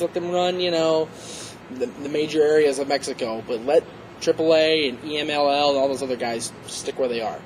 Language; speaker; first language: English; native; English